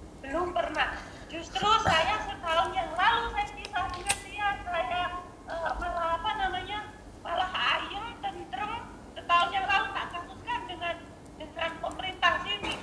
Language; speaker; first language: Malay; non-native, local second language; Javanese